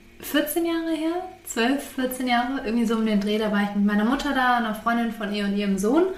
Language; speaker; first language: German; native; German